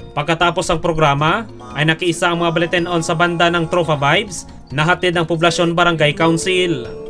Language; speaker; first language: Filipino; non-native, local second language; Aklanon